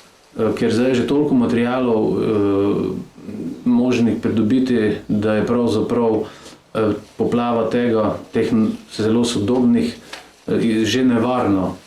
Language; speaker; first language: Slovenian; native; Slovenian